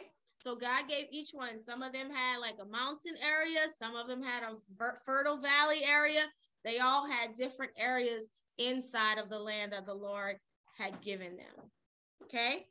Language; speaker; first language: English; native; English